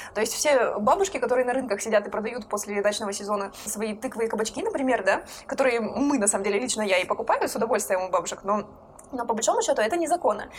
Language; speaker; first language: Russian; native; Russian